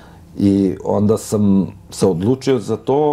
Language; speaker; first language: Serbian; non-native, local second language; Albanian